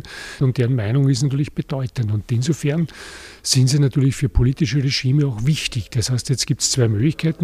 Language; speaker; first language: German; native; German